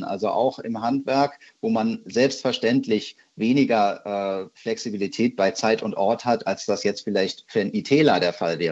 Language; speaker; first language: German; native; German